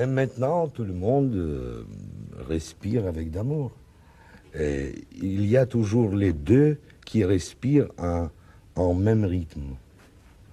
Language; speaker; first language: French; non-native, learner; Russian